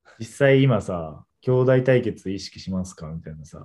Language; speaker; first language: Japanese; native; Japanese